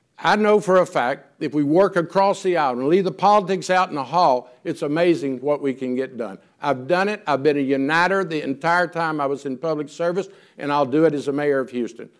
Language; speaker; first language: English; native; English